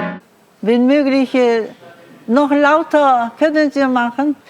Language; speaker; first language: German; non-native, fluent; Korean